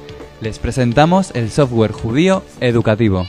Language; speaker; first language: Spanish; native; Spanish